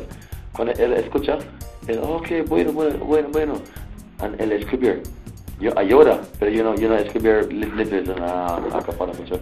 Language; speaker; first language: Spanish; non-native, learner; English